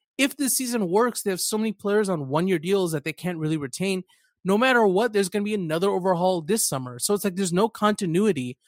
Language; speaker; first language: English; early bilingual, other home language; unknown